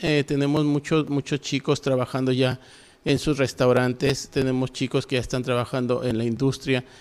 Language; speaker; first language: Spanish; native; Spanish